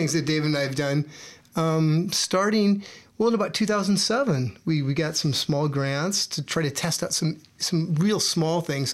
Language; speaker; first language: English; native; English